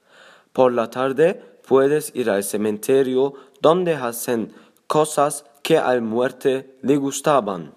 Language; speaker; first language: Spanish; non-native, learner; German